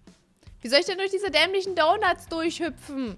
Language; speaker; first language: German; native; German